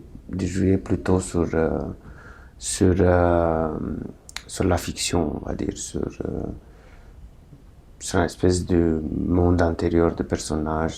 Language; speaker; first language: French; non-native, fluent; Romanian